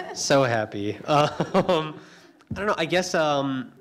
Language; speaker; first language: English; native; English